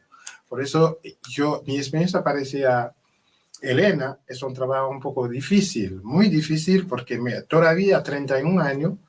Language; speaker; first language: Spanish; non-native, learner; Haitian Creole